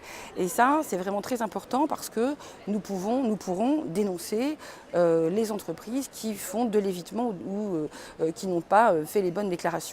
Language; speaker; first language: French; native; French